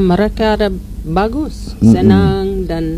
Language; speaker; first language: Indonesian; non-native, learner; English